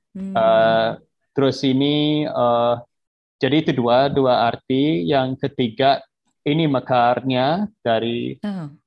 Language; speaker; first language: Indonesian; non-native, fluent; English